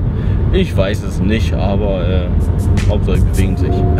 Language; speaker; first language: German; native; German